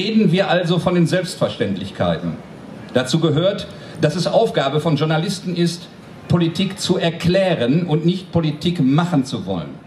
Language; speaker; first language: German; native; German